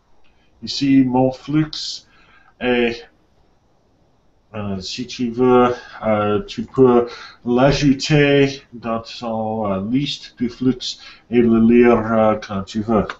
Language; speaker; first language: French; non-native, learner; English